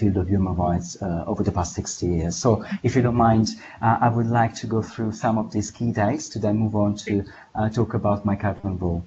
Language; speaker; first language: English; non-native, fluent; Italian